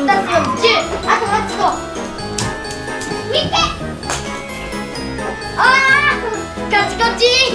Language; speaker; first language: Japanese; native; Japanese